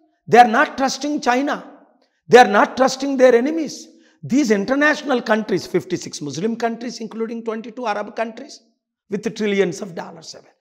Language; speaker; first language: English; non-native, local second language; Telugu